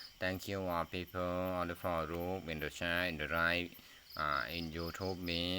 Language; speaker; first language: English; non-native, learner; Thai